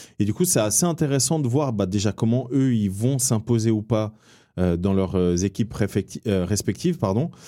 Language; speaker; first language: French; early bilingual, other home language; Portuguese